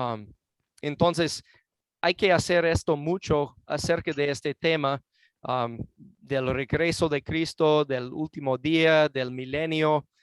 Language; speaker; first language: Spanish; non-native, fluent; English